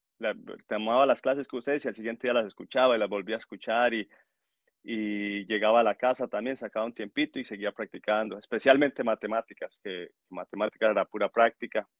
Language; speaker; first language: Spanish; native; Spanish